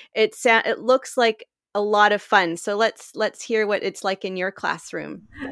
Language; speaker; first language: English; native; English